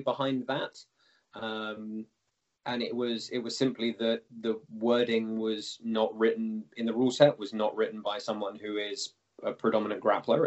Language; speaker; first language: English; native; English